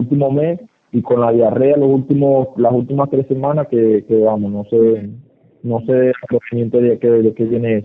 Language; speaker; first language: Spanish; native; Spanish